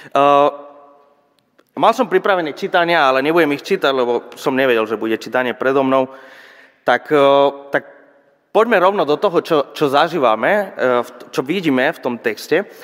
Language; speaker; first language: Slovak; non-native, fluent; Spanish